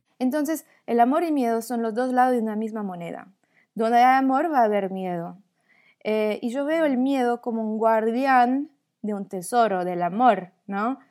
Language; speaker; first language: Spanish; non-native, fluent; Portuguese